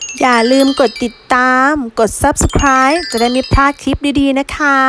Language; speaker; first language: Thai; native; Thai